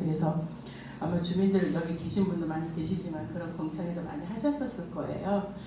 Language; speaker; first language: Korean; native; Korean